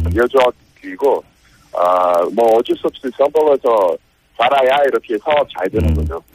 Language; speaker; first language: Korean; non-native, fluent; Portuguese